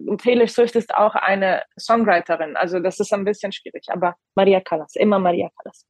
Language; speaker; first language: German; non-native, fluent; Arabic